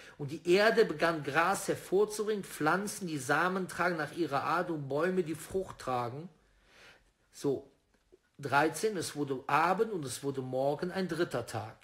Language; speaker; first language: German; native; German